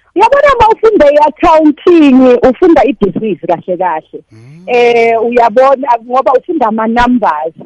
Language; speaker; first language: South Ndebele; non-native, local second language; Venda